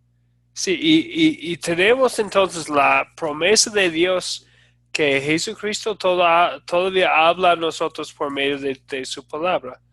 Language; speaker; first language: Spanish; non-native, fluent; English